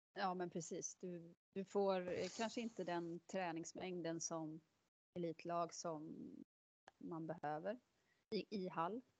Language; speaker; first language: Swedish; native; Swedish